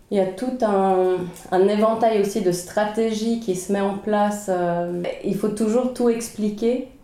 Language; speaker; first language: French; early bilingual, other home language; Swedish